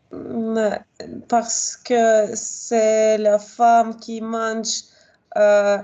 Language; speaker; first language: French; non-native, learner; Russian